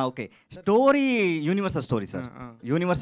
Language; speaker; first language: Telugu; non-native, learner; Kannada